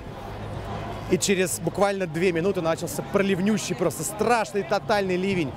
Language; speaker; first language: Russian; native; Russian